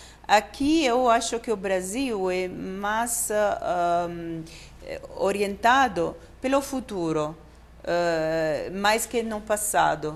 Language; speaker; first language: Portuguese; non-native, fluent; Italian